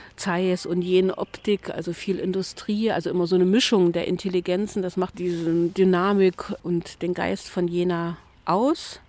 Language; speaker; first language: German; native; German